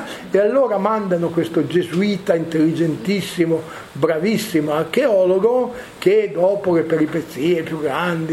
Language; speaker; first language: Italian; native; Italian